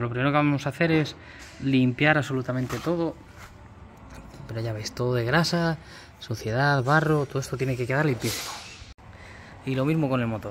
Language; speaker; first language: Spanish; native; Spanish